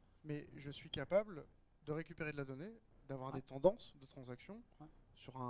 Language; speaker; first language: French; native; French